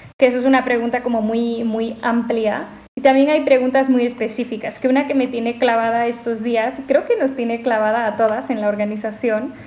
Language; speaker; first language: Spanish; non-native, fluent; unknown